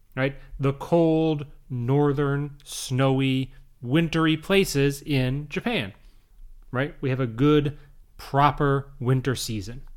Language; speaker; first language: English; native; English